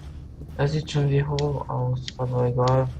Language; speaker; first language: German; non-native, local second language; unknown